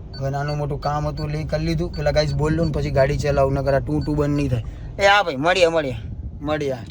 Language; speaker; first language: Gujarati; native; Gujarati